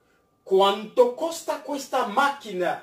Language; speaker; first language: Italian; non-native, fluent; French